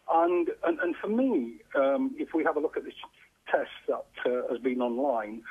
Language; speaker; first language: English; native; English